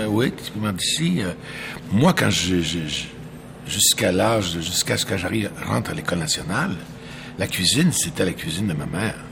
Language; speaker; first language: French; native; French